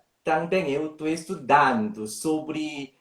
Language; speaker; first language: Portuguese; non-native, learner; Korean